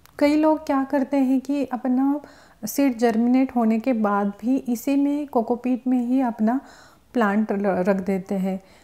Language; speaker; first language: Hindi; non-native, local second language; Marathi